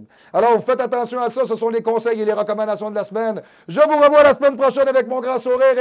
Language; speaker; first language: French; native; French